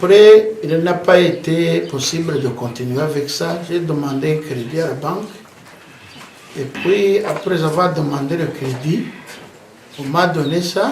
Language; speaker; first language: French; non-native, local second language; Kinyarwanda